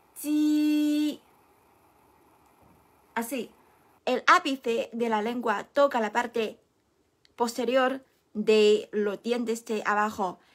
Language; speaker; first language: Spanish; non-native, fluent; Chinese